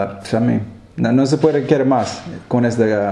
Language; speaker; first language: Spanish; non-native, learner; English